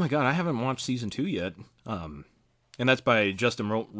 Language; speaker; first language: English; native; English